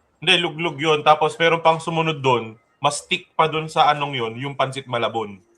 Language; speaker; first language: Filipino; native; Filipino